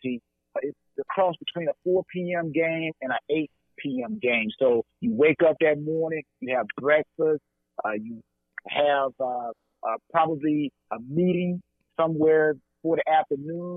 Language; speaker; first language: English; native; English